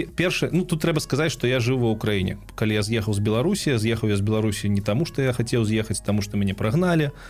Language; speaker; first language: Belarusian; non-native, local second language; Russian